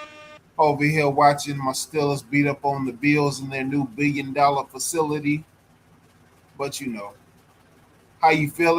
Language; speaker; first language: English; native; English